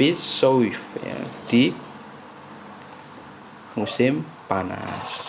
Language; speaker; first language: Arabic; non-native, fluent; Indonesian